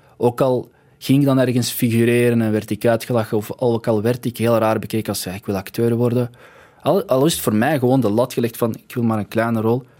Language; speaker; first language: Dutch; early bilingual, other home language; Arabic